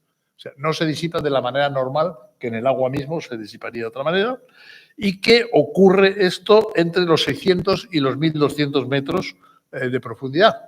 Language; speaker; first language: Spanish; native; Spanish